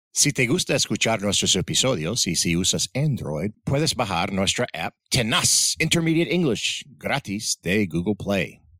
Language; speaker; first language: Spanish; early bilingual, other home language; English